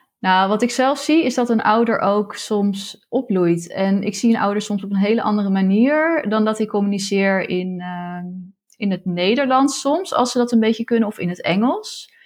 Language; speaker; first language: Dutch; native; Dutch